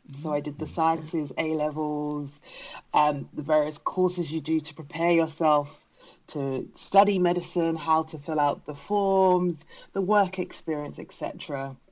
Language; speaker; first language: English; native; English